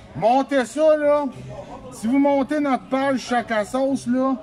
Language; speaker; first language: French; native; French